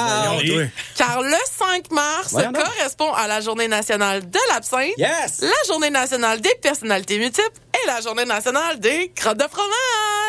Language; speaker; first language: French; native; French